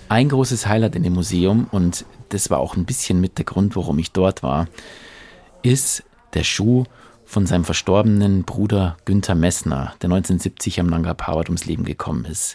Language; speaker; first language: German; native; German